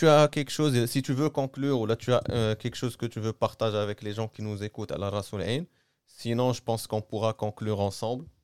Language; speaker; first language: French; non-native, local second language; Arabic